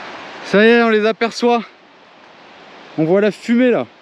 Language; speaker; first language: French; native; French